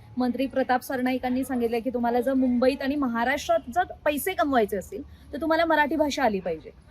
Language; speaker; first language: Marathi; native; Marathi